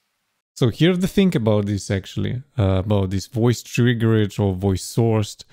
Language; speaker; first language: English; non-native, fluent; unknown